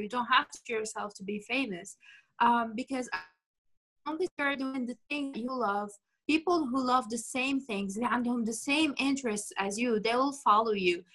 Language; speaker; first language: English; non-native, fluent; Arabic